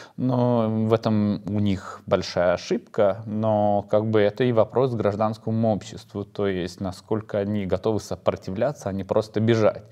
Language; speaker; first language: Russian; non-native, fluent; Lithuanian